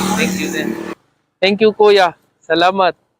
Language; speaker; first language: Filipino; non-native, learner; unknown